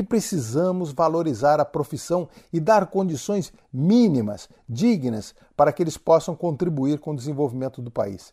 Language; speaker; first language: Portuguese; native; Portuguese